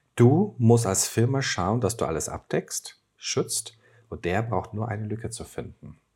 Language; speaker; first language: German; non-native, fluent; Turkish